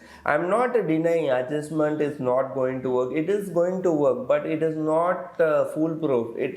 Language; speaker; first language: English; non-native, local second language; Tamil